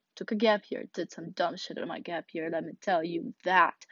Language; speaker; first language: English; non-native, fluent; Russian